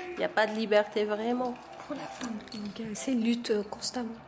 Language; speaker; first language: French; non-native, local second language; Arabic